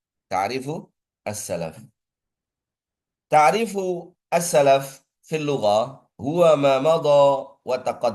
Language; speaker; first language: Arabic; non-native, fluent; Indonesian